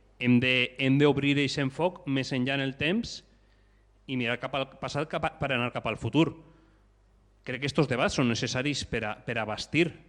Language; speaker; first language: Catalan; native; Catalan